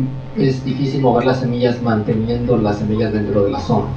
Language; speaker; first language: Spanish; native; Spanish